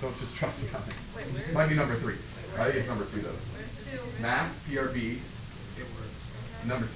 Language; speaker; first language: English; native; English